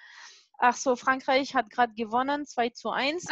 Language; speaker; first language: German; non-native, fluent; French